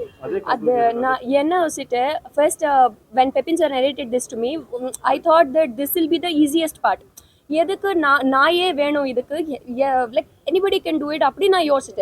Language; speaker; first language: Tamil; non-native, fluent; Telugu